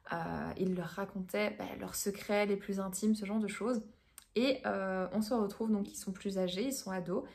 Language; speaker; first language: French; native; French